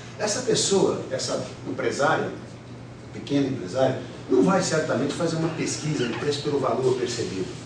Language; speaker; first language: Portuguese; native; Portuguese